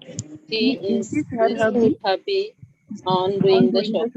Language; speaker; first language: English; non-native, learner; Hindi